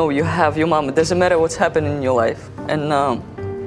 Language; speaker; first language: English; non-native, fluent; Russian